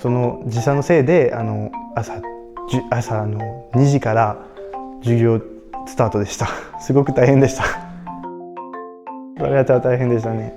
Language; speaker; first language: Japanese; non-native, fluent; French